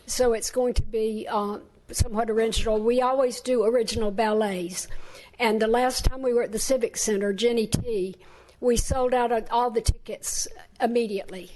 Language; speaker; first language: English; native; English